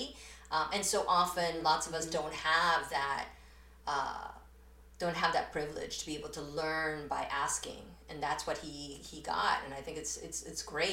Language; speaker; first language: English; early bilingual, other home language; Spanish